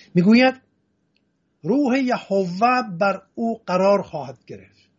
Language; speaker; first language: Persian; non-native, local second language; Assyrian Neo-Aramaic